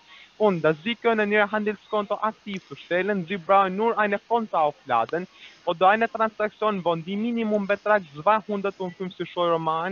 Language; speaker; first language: German; non-native, learner; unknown